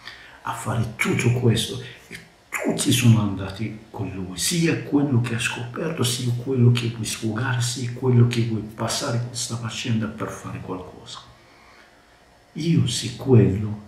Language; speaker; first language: Italian; non-native, learner; Arabic